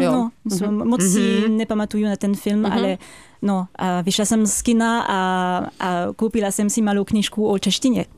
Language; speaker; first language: Czech; non-native, fluent; French